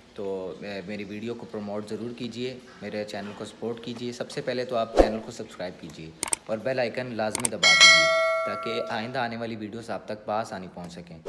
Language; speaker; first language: Urdu; native; Urdu